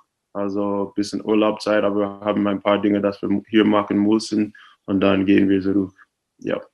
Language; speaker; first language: German; non-native, fluent; English